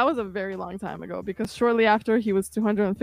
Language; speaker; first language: English; non-native, fluent; Kazakh